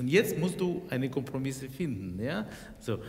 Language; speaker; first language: German; non-native, fluent; Russian